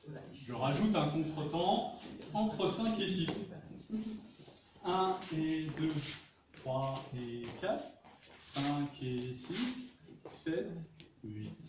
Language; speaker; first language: French; native; French